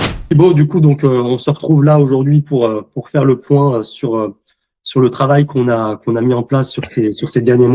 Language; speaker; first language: French; native; French